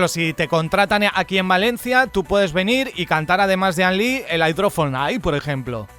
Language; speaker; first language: Spanish; native; Spanish